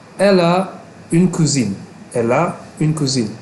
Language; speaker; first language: French; non-native, fluent; Malay